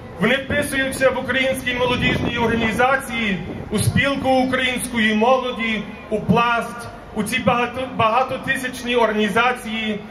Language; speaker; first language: Ukrainian; early bilingual, heritage; Ukrainian